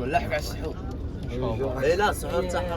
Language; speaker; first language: Arabic; native; Arabic